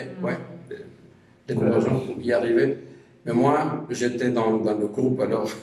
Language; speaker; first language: French; non-native, fluent; Spanish